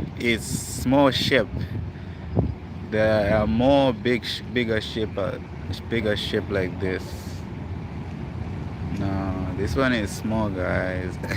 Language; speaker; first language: English; non-native, local second language; Shona